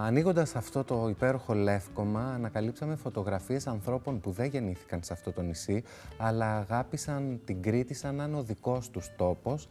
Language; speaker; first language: Greek; native; Greek